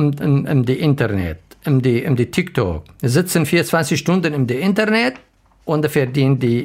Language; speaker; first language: German; non-native, learner; Arabic